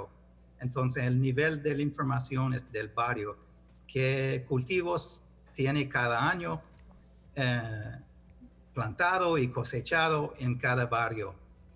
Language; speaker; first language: Spanish; non-native, fluent; English